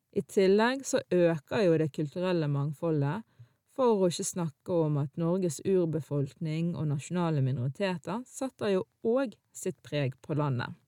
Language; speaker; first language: Norwegian; early bilingual, other home language; Arabic